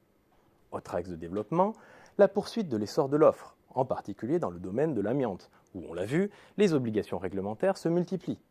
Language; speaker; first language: French; native; French